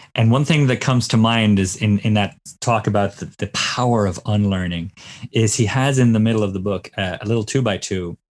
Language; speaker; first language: English; native; English